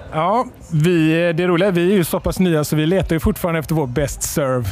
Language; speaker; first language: Swedish; native; Swedish